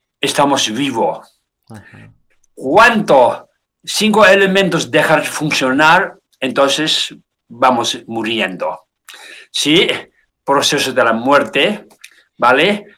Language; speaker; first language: Spanish; non-native, learner; Tibetan